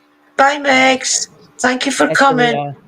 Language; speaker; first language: English; native; English